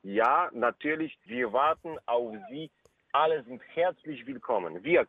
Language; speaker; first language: German; non-native, fluent; Polish